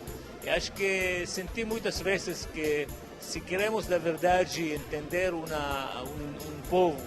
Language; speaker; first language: Portuguese; non-native, fluent; Arabic